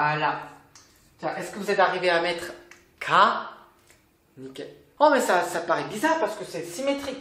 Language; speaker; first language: French; non-native, fluent; Korean